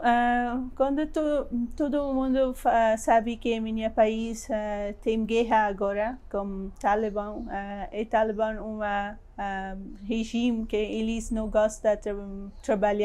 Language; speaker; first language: Portuguese; non-native, learner; Persian